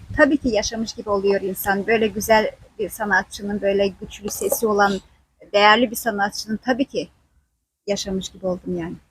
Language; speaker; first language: Turkish; native; Turkish